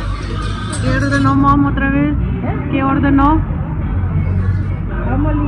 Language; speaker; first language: Spanish; early bilingual, heritage; Spanish